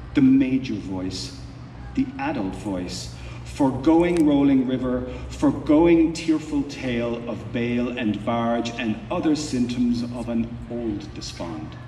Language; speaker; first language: English; native; English